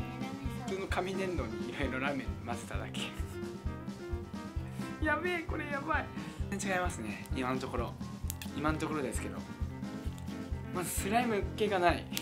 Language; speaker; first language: Japanese; native; Japanese